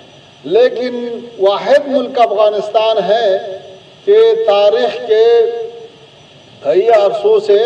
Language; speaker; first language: Hindi; non-native, fluent; Pashto